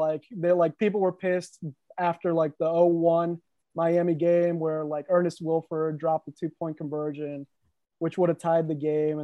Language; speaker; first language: English; native; English